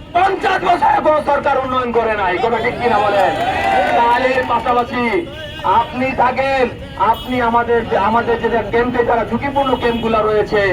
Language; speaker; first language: Bangla; non-native, local second language; Urdu